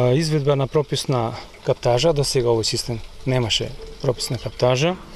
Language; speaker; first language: Macedonian; native; Macedonian